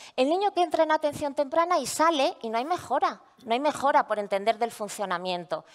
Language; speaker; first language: Spanish; native; Spanish